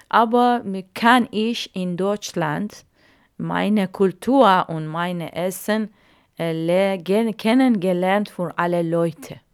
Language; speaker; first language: German; non-native, learner; Arabic